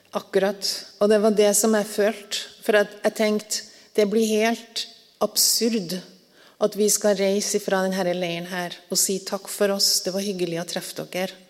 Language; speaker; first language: Norwegian; native; Norwegian